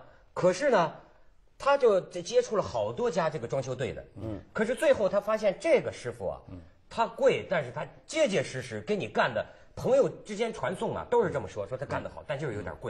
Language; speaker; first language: Chinese; native; Chinese